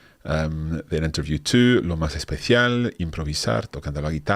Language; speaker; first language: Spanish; non-native, fluent; English